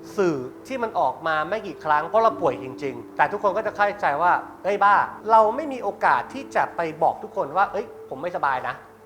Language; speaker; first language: Thai; native; Thai